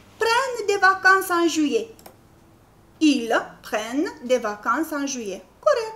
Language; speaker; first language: French; non-native, fluent; Romanian